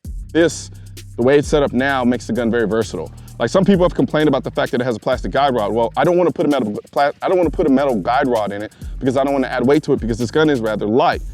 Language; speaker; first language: English; native; English